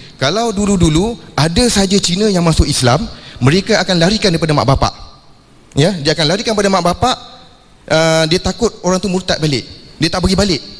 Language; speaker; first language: Malay; non-native, local second language; Chinese